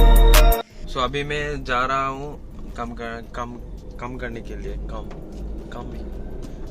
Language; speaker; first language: Hindi; non-native, local second language; Assamese